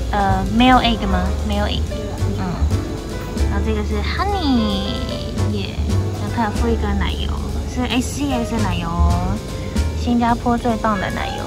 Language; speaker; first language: Chinese; native; Chinese